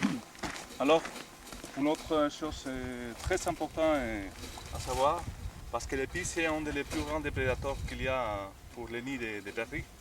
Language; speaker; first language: French; non-native, fluent; Spanish